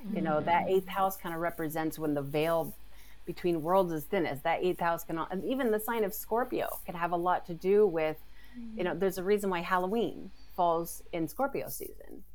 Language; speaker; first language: English; native; English